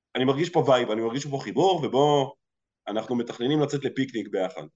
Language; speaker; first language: Hebrew; early bilingual, other home language; Russian